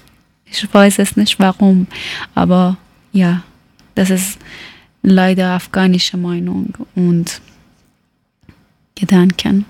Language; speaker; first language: German; non-native, learner; Persian